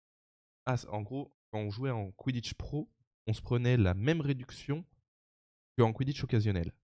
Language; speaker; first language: French; native; French